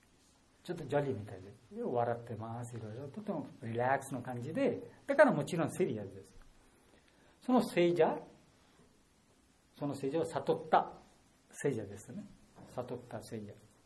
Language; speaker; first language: Japanese; non-native, learner; Bangla